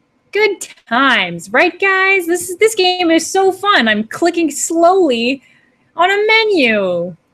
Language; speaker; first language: English; native; English